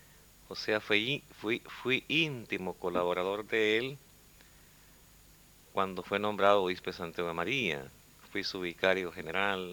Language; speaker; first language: Spanish; native; Spanish